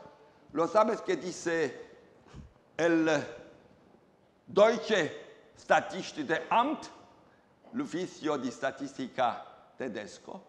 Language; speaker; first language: Spanish; non-native, learner; Romanian